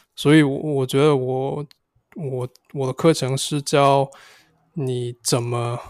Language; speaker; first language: Chinese; non-native, fluent; English